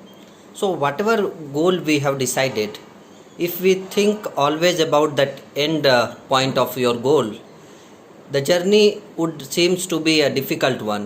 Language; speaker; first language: English; non-native, local second language; Hindi